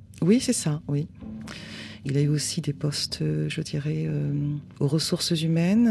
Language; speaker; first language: French; native; French